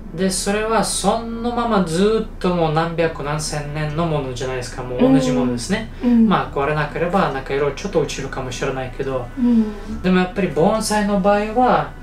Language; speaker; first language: Japanese; non-native, fluent; Russian